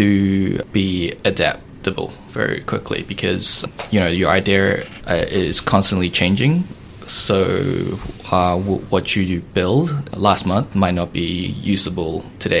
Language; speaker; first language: English; native; English